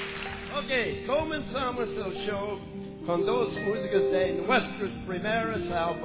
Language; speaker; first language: Spanish; non-native, learner; English